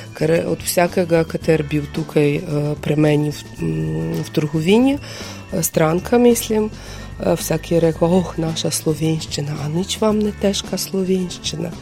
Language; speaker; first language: Slovenian; non-native, fluent; Ukrainian